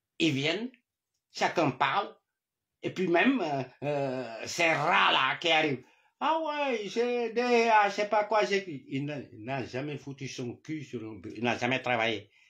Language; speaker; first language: French; non-native, local second language; Wolof